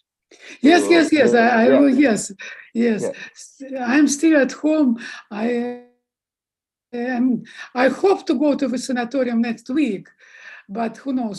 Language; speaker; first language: English; non-native, fluent; Russian